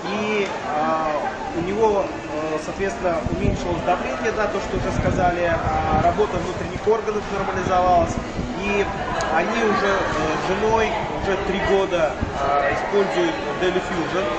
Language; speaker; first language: Russian; native; Russian